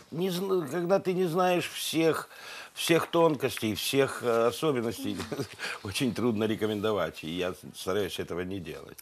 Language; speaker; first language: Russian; native; Russian